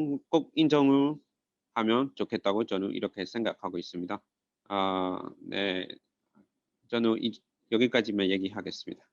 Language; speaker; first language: Korean; non-native, fluent; Burmese